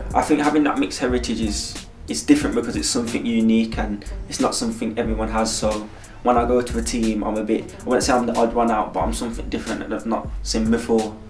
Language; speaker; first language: English; native; English